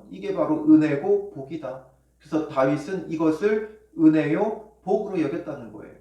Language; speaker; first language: Korean; native; Korean